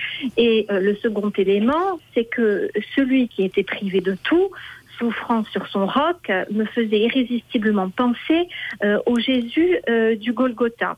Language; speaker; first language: French; native; French